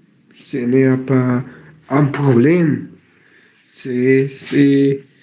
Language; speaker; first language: French; non-native, learner; Spanish